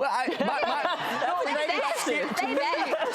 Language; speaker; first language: English; native; English